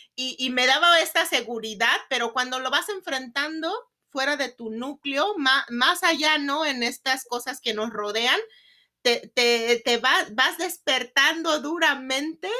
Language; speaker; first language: Spanish; native; Spanish